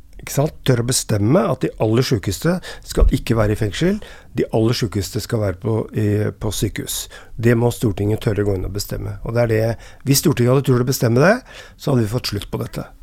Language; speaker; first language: Norwegian; native; Norwegian